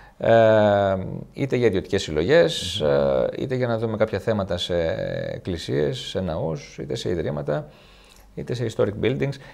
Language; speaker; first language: Greek; native; Greek